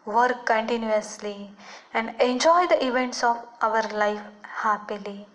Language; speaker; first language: English; non-native, local second language; Marathi